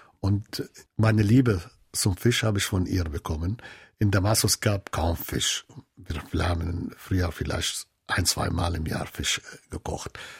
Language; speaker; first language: German; non-native, fluent; Arabic